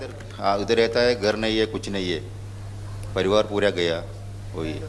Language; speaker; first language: Hindi; non-native, local second language; Malayalam